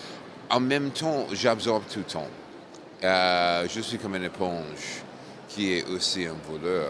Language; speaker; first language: French; non-native, fluent; English